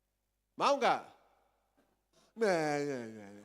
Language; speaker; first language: Indonesian; non-native, fluent; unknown